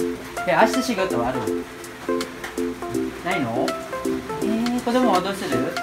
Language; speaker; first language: Japanese; non-native, learner; Filipino